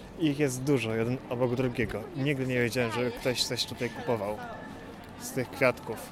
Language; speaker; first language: Polish; native; Polish